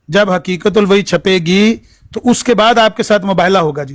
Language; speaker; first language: Urdu; non-native, local second language; Punjabi